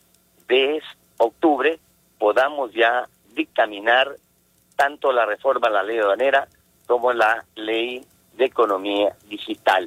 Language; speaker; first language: Spanish; native; Spanish